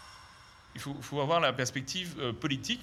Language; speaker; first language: French; native; French